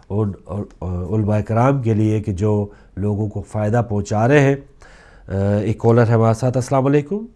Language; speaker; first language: Urdu; native; Urdu